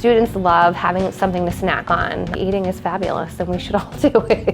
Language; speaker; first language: English; native; English